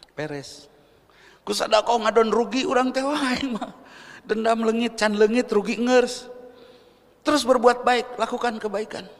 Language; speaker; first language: Indonesian; non-native, local second language; Sundanese